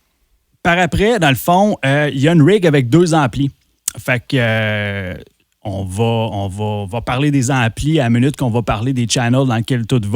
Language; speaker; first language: French; native; French